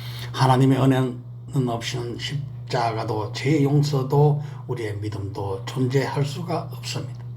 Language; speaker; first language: Korean; native; Korean